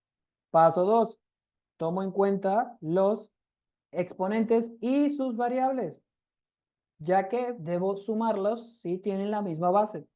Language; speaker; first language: Spanish; native; Spanish